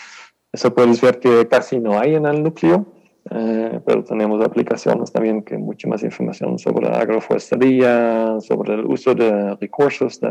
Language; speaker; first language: Spanish; non-native, fluent; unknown